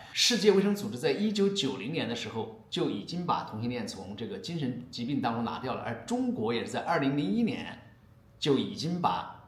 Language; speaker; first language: Chinese; native; Chinese